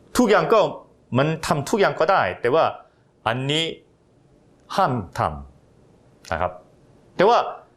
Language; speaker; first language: Thai; non-native, fluent; Korean